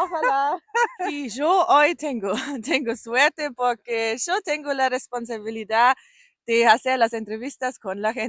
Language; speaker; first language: Spanish; non-native, learner; German